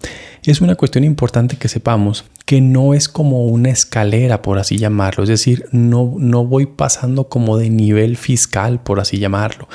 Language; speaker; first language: Spanish; native; Spanish